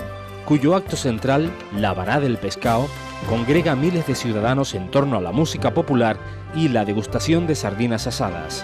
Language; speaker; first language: Spanish; native; Spanish